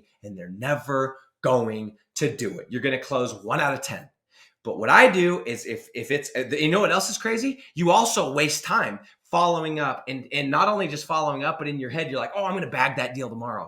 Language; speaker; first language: English; native; English